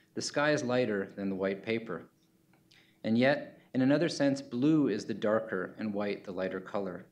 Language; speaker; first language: English; native; English